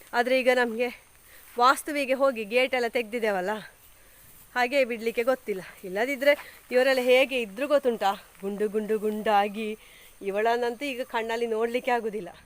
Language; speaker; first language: Kannada; non-native, local second language; Tulu